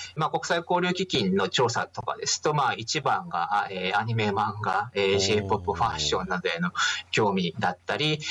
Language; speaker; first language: Japanese; native; Japanese